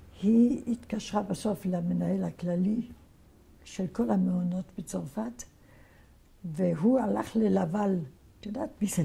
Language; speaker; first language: Hebrew; non-native, fluent; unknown